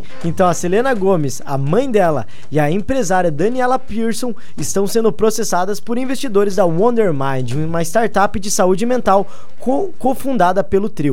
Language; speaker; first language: Portuguese; native; Portuguese